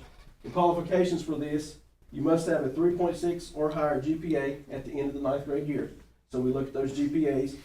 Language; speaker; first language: English; native; English